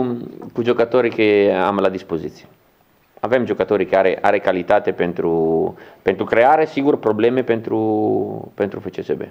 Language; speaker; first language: Romanian; non-native, learner; Italian